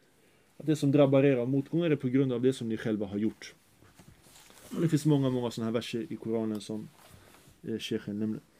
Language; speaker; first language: Swedish; early bilingual, other home language; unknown